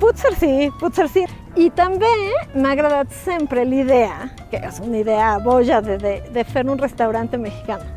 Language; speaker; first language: Catalan; non-native, fluent; Spanish